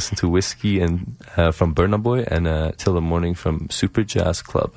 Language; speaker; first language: English; non-native, fluent; Persian